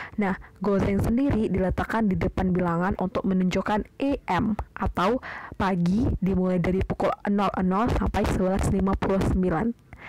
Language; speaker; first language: Indonesian; native; Indonesian